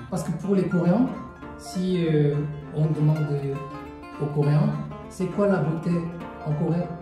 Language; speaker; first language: French; non-native, fluent; Korean